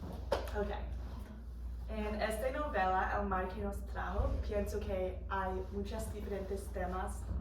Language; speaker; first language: Spanish; non-native, fluent; English